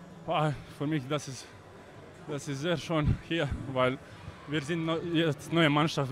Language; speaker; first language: German; non-native, learner; Croatian